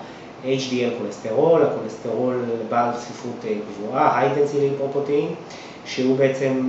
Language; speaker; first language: Hebrew; native; Hebrew